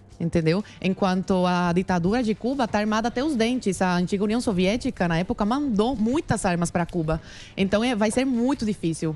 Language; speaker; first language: Portuguese; non-native, fluent; Spanish